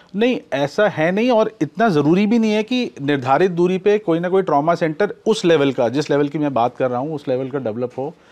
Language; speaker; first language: Hindi; native; Hindi